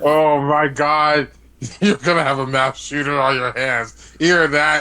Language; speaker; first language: English; native; English